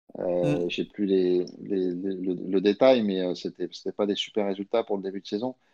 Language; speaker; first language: French; early bilingual, other home language; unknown